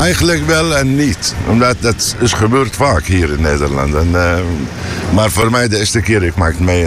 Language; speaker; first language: Dutch; non-native, learner; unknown